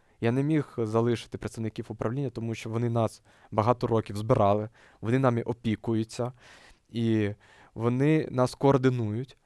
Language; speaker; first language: Ukrainian; native; Ukrainian